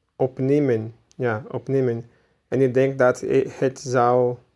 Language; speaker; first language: Dutch; non-native, learner; Portuguese